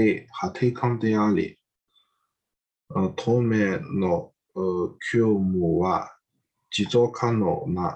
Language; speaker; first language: Japanese; non-native, learner; Chinese